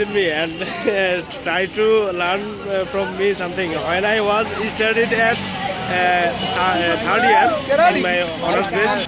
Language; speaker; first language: English; non-native, learner; Bangla